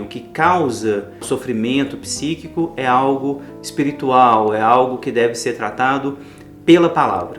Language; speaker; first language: Portuguese; native; Portuguese